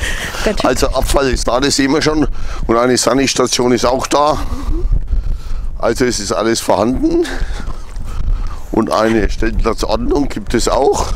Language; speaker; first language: German; native; German